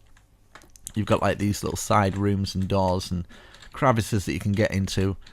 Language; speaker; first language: English; native; English